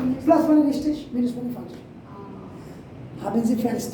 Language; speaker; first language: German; non-native, learner; Bangla